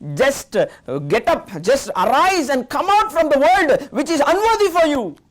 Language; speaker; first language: English; non-native, local second language; Tamil